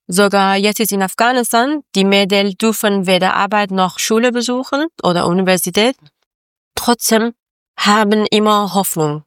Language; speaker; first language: German; non-native, learner; Persian